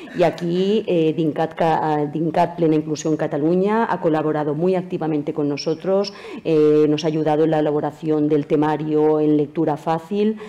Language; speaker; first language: Spanish; non-native, local second language; Catalan